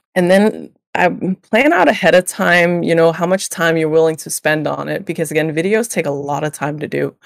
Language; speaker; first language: English; non-native, fluent; Danish